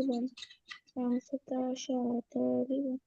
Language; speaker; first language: Arabic; non-native, learner; Bangla